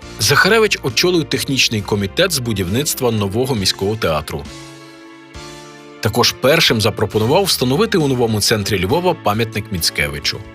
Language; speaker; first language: Ukrainian; native; Ukrainian